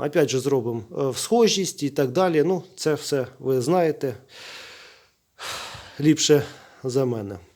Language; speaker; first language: Ukrainian; native; Ukrainian